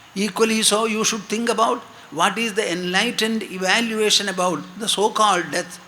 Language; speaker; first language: English; non-native, local second language; Malayalam